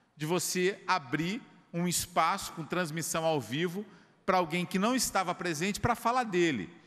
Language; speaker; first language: Portuguese; native; Portuguese